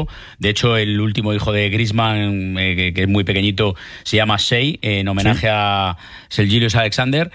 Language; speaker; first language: Spanish; native; Spanish